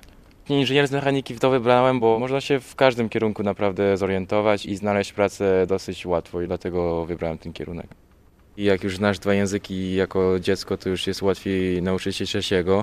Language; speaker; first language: Polish; early bilingual, heritage; French